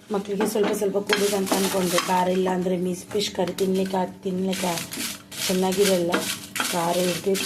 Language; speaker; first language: Kannada; non-native, local second language; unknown